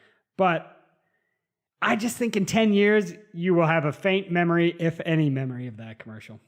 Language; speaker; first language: English; native; English